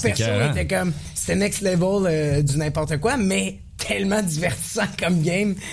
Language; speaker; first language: French; native; French